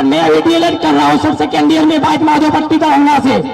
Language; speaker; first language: Hindi; native; Hindi